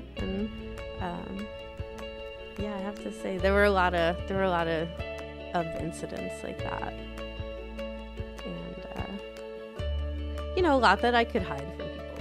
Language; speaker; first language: English; native; English